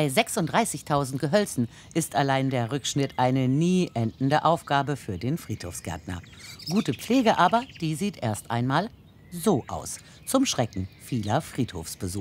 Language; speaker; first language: German; native; German